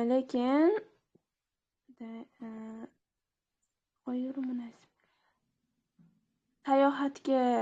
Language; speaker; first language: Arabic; non-native, learner; Uzbek